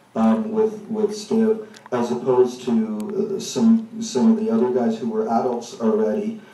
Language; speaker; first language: English; native; English